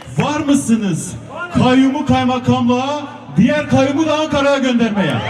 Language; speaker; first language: Turkish; non-native, local second language; Kurdish